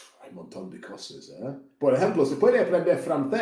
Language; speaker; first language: Spanish; non-native, fluent; English